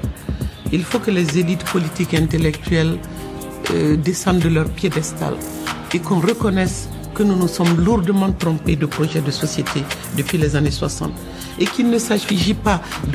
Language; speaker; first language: French; non-native, local second language; Bambara